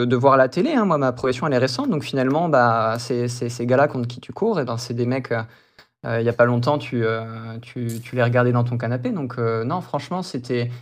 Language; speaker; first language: French; native; French